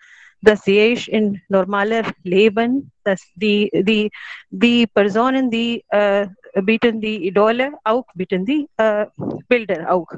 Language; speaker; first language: German; non-native, learner; Hindi